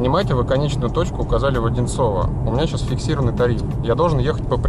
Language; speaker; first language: Russian; native; Russian